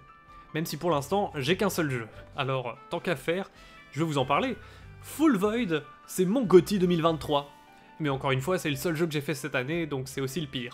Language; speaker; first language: French; native; French